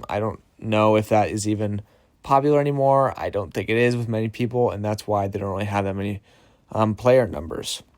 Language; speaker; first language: English; native; English